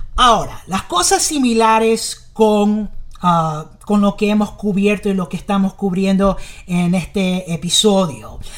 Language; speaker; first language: Spanish; early bilingual, heritage; English